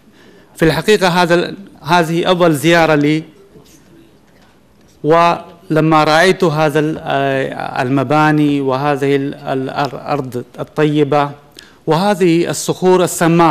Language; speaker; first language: Arabic; non-native, fluent; Urdu